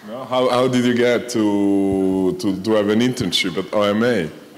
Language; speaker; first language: English; non-native, fluent; Italian